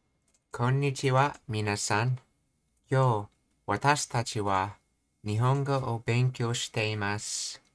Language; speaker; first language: Japanese; non-native, learner; English